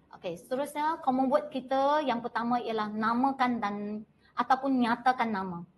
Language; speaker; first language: Malay; non-native, local second language; Chinese